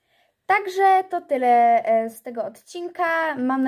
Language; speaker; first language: Polish; native; Polish